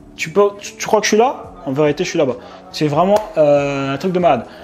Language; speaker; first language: French; native; French